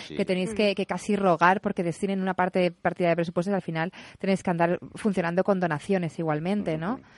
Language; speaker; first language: Spanish; early bilingual, other home language; English